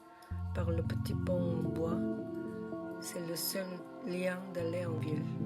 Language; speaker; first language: French; non-native, learner; Korean